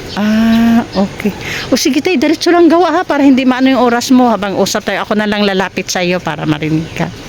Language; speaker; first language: Filipino; native; Filipino